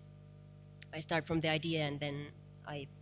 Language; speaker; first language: English; non-native, fluent; Finnish